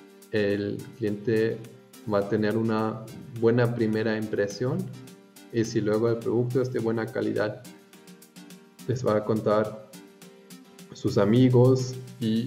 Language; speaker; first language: Spanish; non-native, fluent; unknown